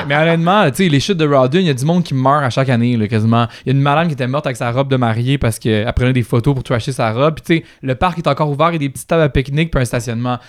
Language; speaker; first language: French; native; French